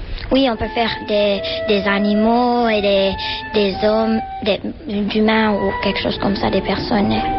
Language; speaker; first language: French; non-native, learner; Finnish